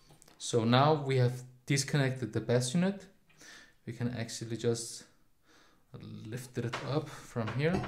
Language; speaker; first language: English; non-native, fluent; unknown